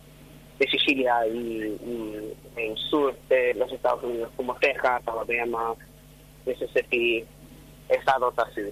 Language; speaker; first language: Spanish; non-native, fluent; English